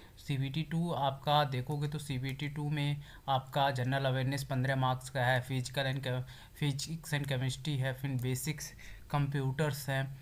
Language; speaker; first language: Hindi; native; Hindi